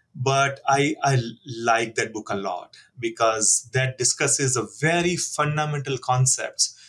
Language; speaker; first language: English; non-native, local second language; Hindi